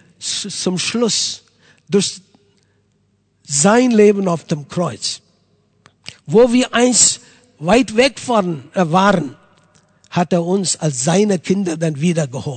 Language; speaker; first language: German; non-native, fluent; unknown